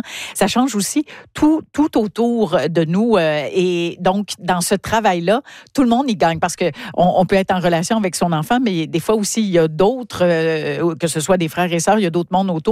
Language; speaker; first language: French; native; French